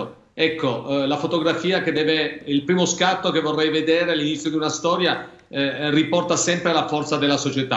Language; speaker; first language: Italian; native; Italian